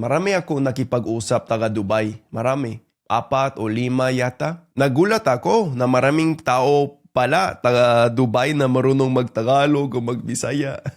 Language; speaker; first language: Filipino; non-native, fluent; English